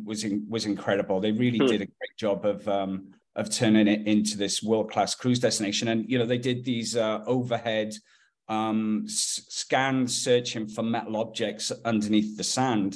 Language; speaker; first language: English; native; English